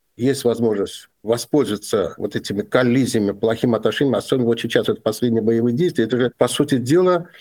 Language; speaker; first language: Russian; non-native, local second language; Azerbaijani